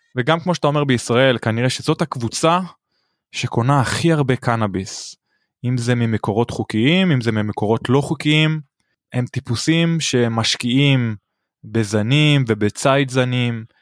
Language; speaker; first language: Hebrew; native; Hebrew